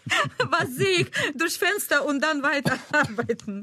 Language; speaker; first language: German; non-native, learner; Russian